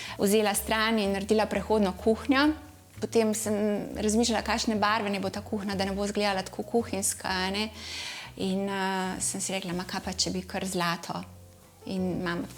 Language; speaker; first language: Slovenian; native; Slovenian